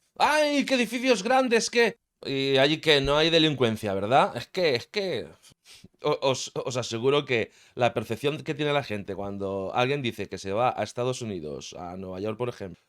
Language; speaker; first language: Spanish; native; Spanish